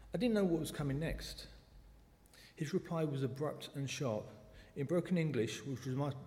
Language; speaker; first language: English; native; English